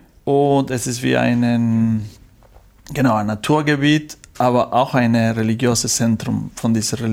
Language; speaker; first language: German; non-native, learner; Spanish